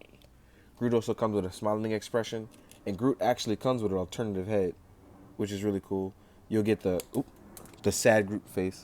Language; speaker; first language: English; native; English